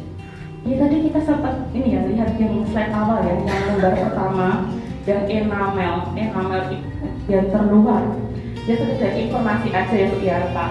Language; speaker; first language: Indonesian; non-native, local second language; Javanese